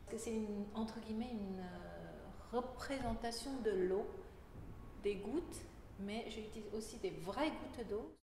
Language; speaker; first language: French; non-native, fluent; Chinese